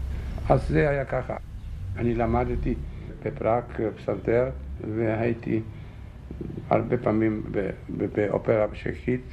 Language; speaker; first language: Hebrew; non-native, fluent; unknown